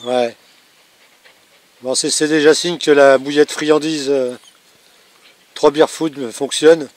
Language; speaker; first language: French; native; French